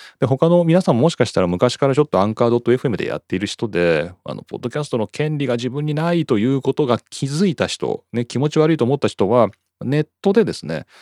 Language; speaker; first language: Japanese; native; Japanese